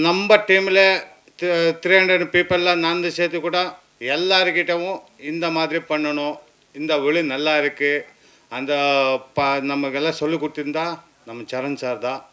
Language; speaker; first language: Tamil; non-native, local second language; Kannada